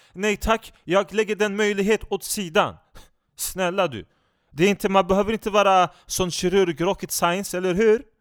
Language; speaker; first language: Swedish; non-native, fluent; Turkish